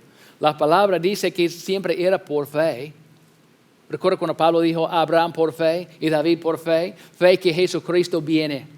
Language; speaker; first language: Spanish; non-native, fluent; English